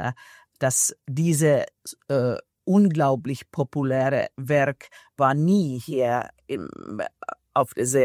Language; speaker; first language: German; non-native, fluent; Finnish